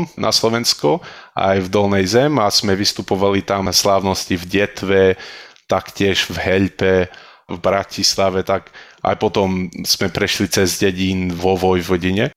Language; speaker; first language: Slovak; early bilingual, heritage; Slovak